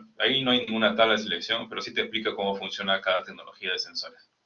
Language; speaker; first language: Spanish; native; Spanish